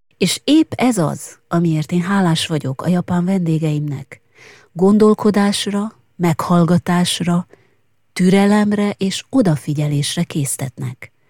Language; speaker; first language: Hungarian; native; Hungarian